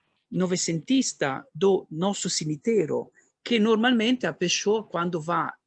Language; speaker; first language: Portuguese; non-native, learner; Italian